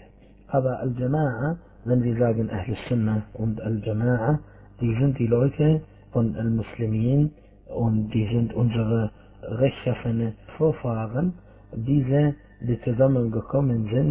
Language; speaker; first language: German; non-native, fluent; Arabic